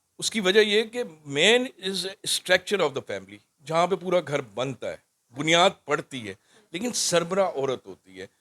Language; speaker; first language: Urdu; non-native, local second language; Sindhi